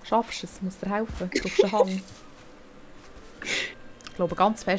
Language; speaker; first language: German; native; German